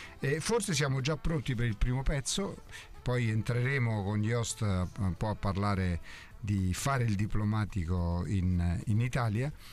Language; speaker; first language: Italian; native; Italian